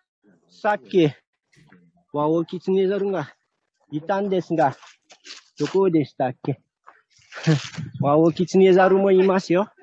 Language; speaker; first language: Japanese; non-native, fluent; Malagasy